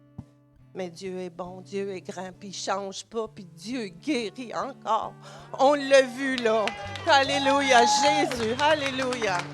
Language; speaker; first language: French; native; French